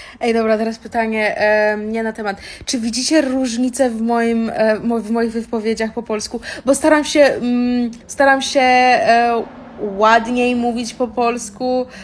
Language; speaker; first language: Polish; early bilingual, heritage; Polish